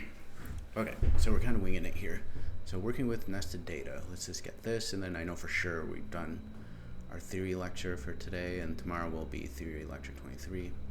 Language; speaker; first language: English; native; English